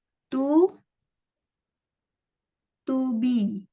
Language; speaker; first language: English; non-native, fluent; Indonesian